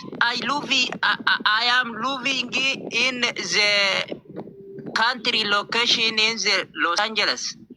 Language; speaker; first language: English; non-native, learner; Oromo